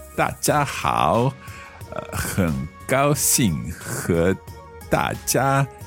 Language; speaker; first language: Chinese; non-native, learner; English